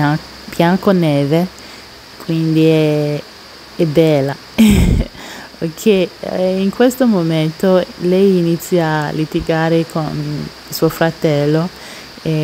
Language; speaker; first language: Italian; non-native, learner; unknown